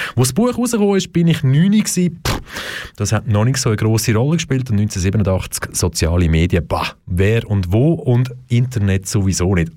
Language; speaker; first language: German; early bilingual, other home language; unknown